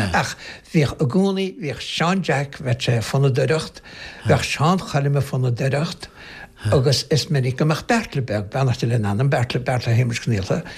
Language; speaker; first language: Irish; native; Irish